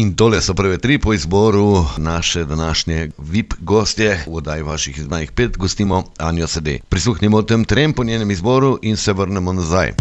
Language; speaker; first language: Slovenian; native; Slovenian